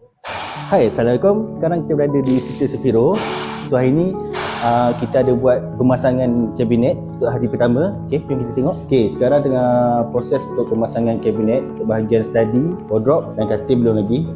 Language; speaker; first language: Malay; native; Malay